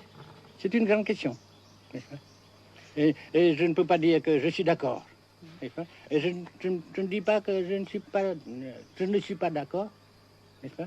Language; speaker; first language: French; non-native, fluent; Vietnamese